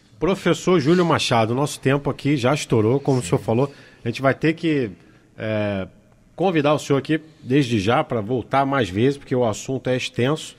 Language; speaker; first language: Portuguese; native; Portuguese